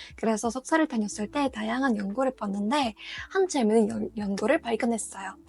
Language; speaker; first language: Korean; non-native, fluent; Russian